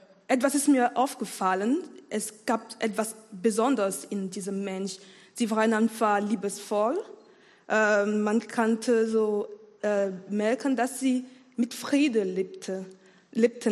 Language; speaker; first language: German; non-native, learner; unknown